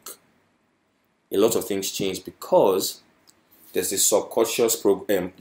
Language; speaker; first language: English; non-native, local second language; Yoruba